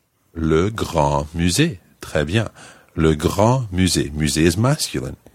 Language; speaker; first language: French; non-native, fluent; English